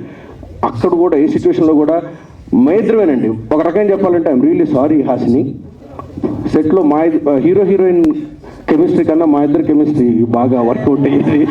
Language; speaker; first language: Telugu; native; Telugu